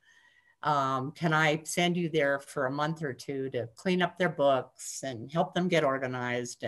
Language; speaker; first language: English; native; English